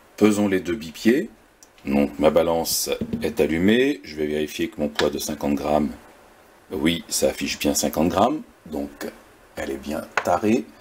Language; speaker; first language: French; native; French